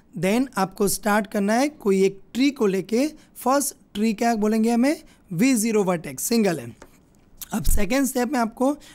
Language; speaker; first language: Hindi; non-native, local second language; Gujarati